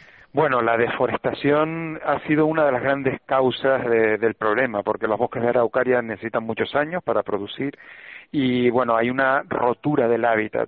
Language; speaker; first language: Spanish; native; Spanish